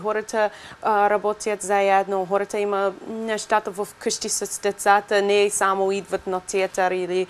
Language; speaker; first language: Bulgarian; non-native, learner; English